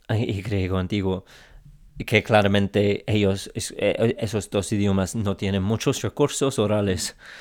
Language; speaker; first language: Spanish; non-native, fluent; English